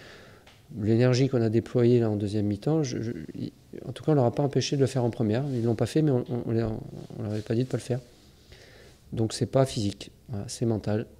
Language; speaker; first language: French; native; French